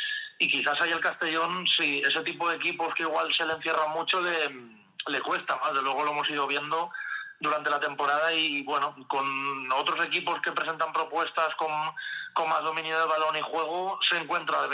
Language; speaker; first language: Spanish; native; Spanish